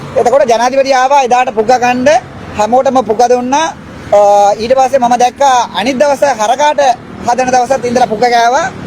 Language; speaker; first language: Sinhala; non-native, local second language; Tamil